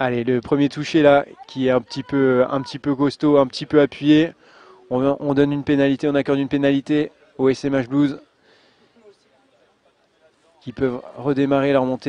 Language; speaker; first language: French; native; French